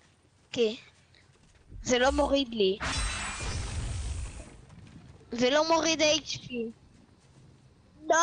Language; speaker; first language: Hebrew; native; Hebrew